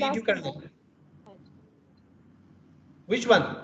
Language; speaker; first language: Urdu; native; Urdu